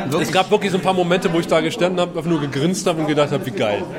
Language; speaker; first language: German; native; German